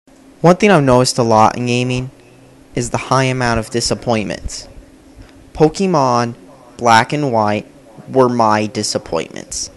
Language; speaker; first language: English; native; English